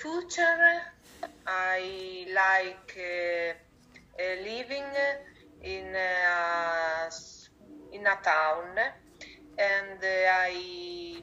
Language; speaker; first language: English; non-native, learner; Italian